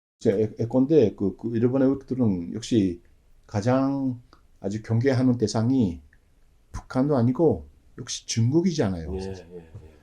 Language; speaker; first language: Korean; non-native, fluent; Japanese